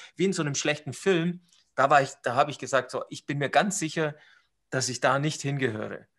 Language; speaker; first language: German; native; German